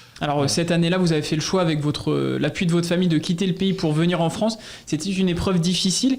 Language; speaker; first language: French; native; French